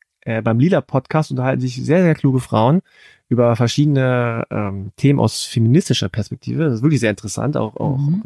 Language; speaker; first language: German; native; German